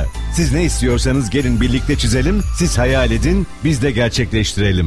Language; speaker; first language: Turkish; native; Turkish